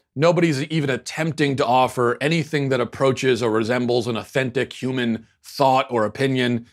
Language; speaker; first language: English; native; English